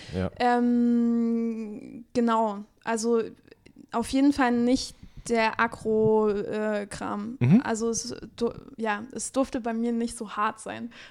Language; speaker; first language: German; native; German